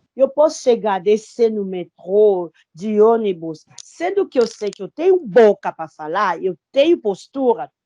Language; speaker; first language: Portuguese; non-native, fluent; Lingala